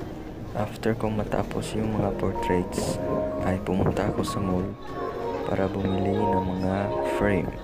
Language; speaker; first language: Filipino; non-native, local second language; Cebuano